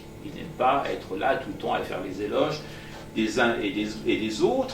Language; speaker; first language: French; non-native, fluent; Persian